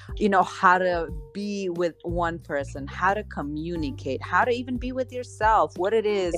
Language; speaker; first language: English; non-native, fluent; Slovenian